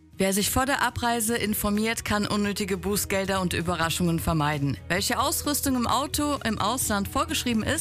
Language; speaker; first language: German; native; German